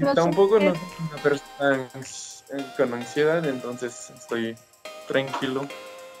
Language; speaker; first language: Spanish; non-native, fluent; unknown